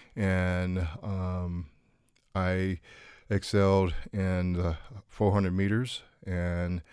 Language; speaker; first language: English; native; English